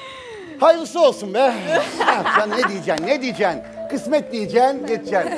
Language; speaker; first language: Turkish; native; Turkish